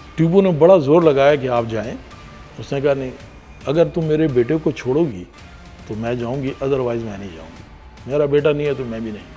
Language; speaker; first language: Urdu; non-native, local second language; Pashto